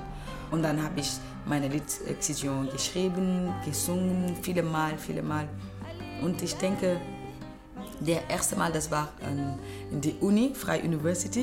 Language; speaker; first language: German; non-native, learner; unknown